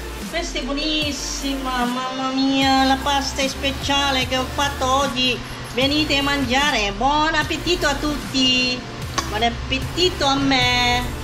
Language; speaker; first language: Italian; non-native, fluent; Filipino